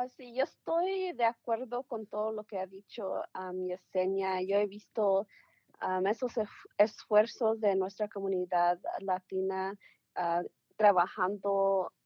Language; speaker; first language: Spanish; early bilingual, other home language; English